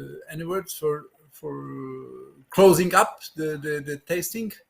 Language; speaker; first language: English; non-native, fluent; Polish